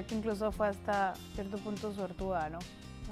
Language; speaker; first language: Spanish; native; Spanish